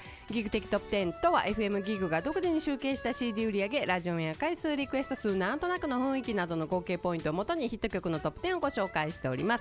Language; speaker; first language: Japanese; native; Japanese